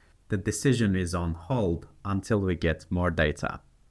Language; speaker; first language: English; non-native, fluent; Turkish